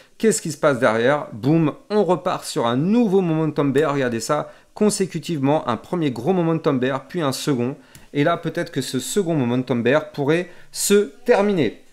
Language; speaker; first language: French; native; French